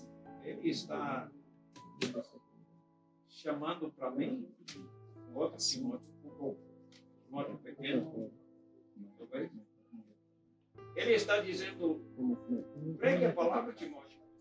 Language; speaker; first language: Portuguese; non-native, fluent; English